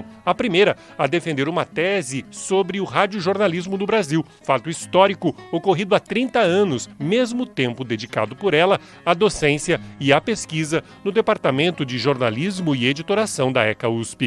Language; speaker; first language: Portuguese; native; Portuguese